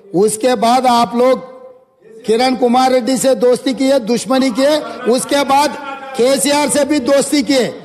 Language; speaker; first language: Hindi; non-native, local second language; Telugu